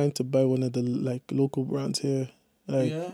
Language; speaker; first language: English; native; English